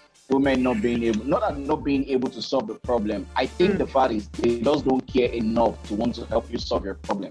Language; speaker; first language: English; non-native, local second language; Yoruba